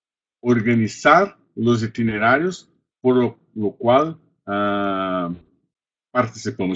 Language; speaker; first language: Spanish; non-native, fluent; Portuguese